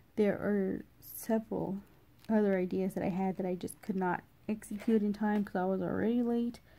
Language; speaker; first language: English; native; English